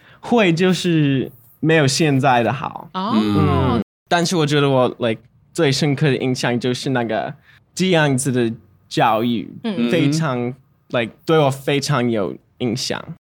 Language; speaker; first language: Chinese; non-native, learner; English